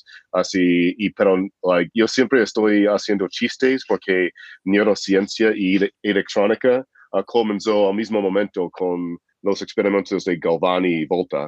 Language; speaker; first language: Spanish; non-native, fluent; English